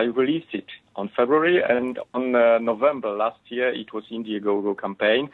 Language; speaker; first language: English; non-native, fluent; Polish